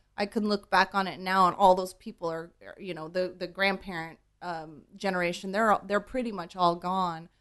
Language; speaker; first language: English; native; English